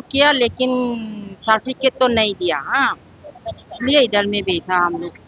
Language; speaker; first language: Hindi; non-native, local second language; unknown